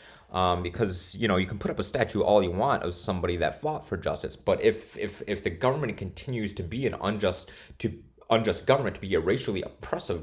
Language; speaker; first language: English; native; English